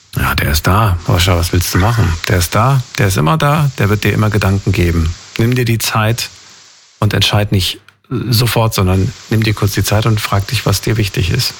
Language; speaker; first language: German; native; German